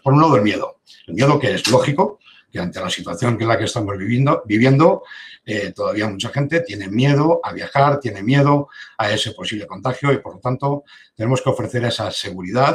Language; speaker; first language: Spanish; native; Spanish